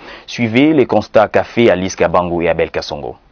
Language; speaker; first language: French; native; French